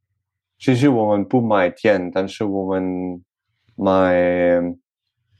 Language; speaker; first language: Chinese; non-native, learner; French